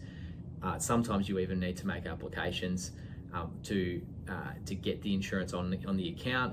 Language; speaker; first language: English; native; English